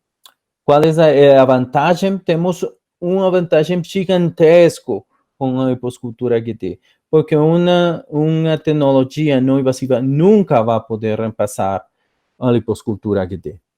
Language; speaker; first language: Portuguese; non-native, fluent; Spanish